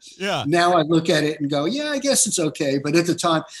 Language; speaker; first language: English; native; English